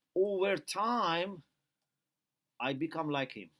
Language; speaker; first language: English; non-native, fluent; Persian